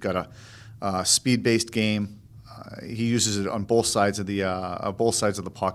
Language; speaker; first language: English; native; English